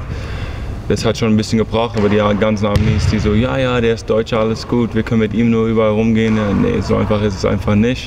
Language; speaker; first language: German; early bilingual, heritage; English